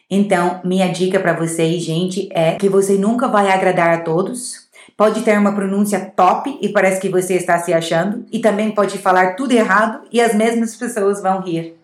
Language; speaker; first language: Portuguese; non-native, fluent; English